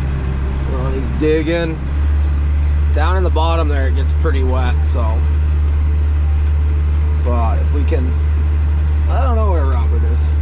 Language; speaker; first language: English; native; English